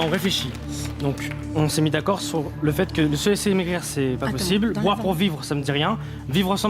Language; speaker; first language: French; native; French